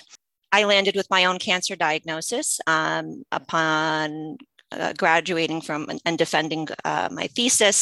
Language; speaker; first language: English; early bilingual, other home language; Polish